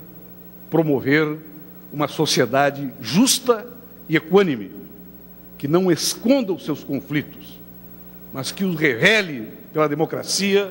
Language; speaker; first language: Portuguese; native; Portuguese